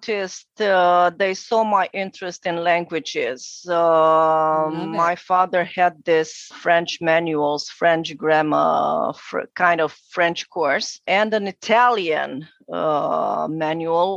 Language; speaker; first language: English; non-native, fluent; Romanian